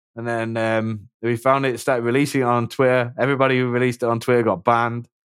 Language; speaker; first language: English; native; English